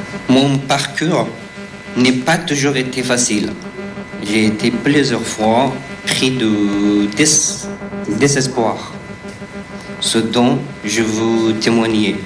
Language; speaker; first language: French; non-native, fluent; Persian